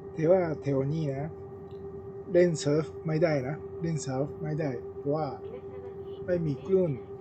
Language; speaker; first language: Thai; non-native, fluent; Japanese